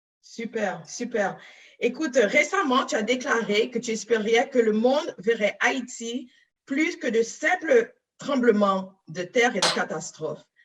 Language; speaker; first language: French; non-native, local second language; Haitian Creole